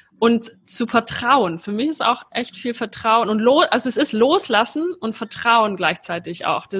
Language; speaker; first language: German; native; German